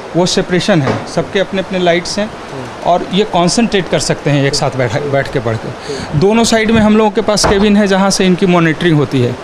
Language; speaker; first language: Hindi; native; Hindi